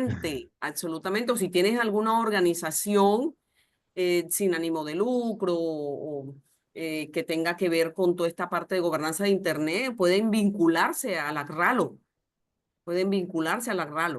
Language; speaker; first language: Spanish; native; Spanish